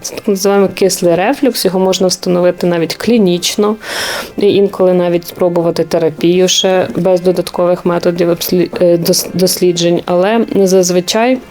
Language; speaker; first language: Ukrainian; native; Ukrainian